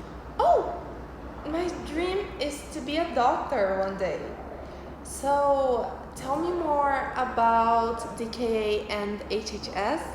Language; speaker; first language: English; non-native, fluent; Portuguese